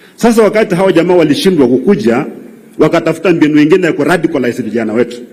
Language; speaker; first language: Swahili; non-native, local second language; Luyia